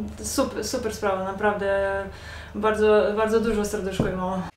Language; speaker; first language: Polish; non-native, learner; Serbian